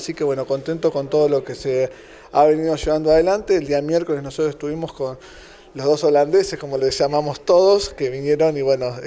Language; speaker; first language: Spanish; native; Spanish